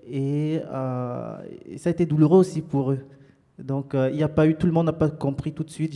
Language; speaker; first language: French; native; French